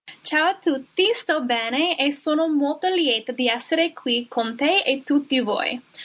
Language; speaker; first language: Italian; non-native, fluent; English